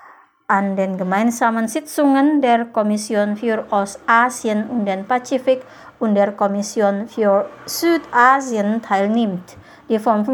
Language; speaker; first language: German; non-native, fluent; Indonesian